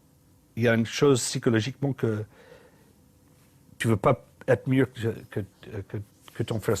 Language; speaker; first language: French; non-native, learner; English